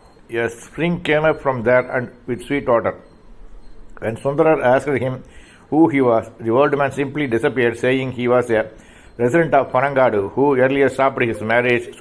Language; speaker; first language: English; non-native, local second language; Tamil